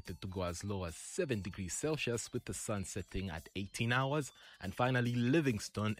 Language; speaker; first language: English; non-native, local second language; Bemba